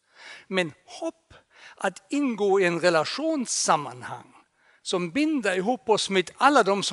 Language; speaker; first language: Swedish; non-native, fluent; German